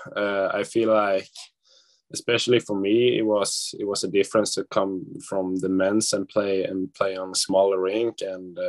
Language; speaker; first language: English; non-native, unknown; Swedish